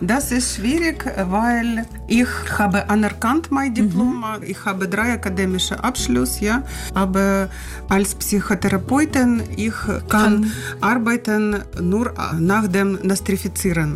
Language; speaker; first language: German; non-native, learner; Russian